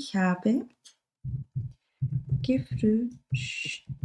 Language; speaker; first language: German; non-native, learner; Turkish